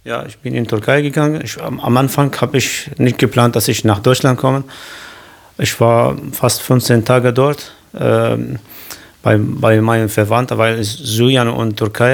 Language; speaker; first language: German; non-native, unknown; Kurdish